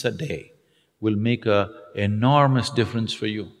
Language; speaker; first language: English; non-native, local second language; Tamil